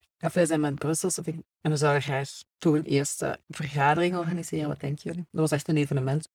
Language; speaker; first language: Dutch; native; Dutch